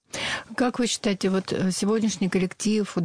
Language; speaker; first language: Russian; native; Russian